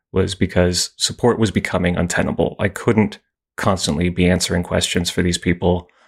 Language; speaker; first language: English; native; English